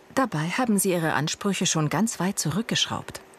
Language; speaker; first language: German; native; German